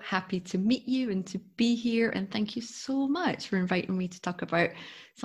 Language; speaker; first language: English; native; English